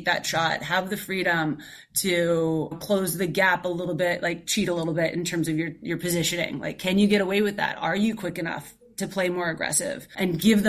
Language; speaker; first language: English; native; English